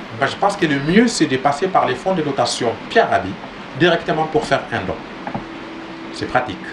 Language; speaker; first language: French; non-native, local second language; Tamasheq